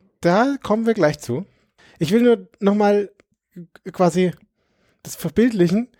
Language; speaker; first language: German; native; German